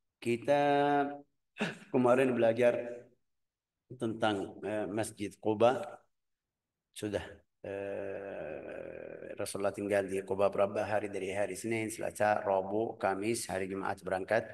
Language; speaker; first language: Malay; non-native, fluent; Arabic